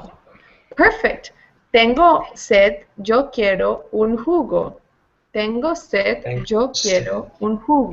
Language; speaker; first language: Spanish; non-native, fluent; English